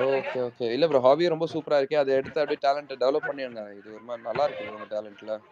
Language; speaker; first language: Tamil; native; Tamil